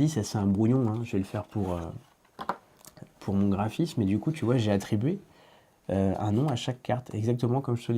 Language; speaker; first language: French; native; French